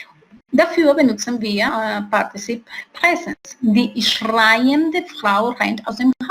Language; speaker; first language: German; non-native, fluent; Spanish